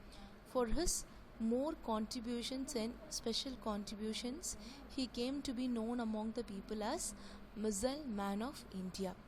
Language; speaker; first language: English; non-native, local second language; Tamil